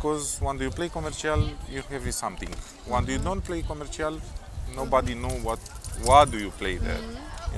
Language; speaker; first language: English; non-native, learner; Romanian